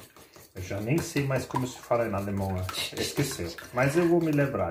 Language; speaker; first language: Portuguese; non-native, learner; German